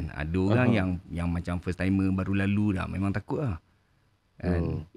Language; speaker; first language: Malay; native; Malay